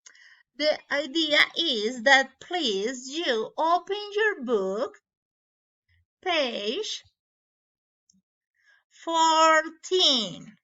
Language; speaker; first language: English; non-native, learner; Spanish